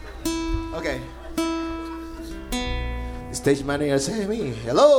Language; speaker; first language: English; non-native, learner; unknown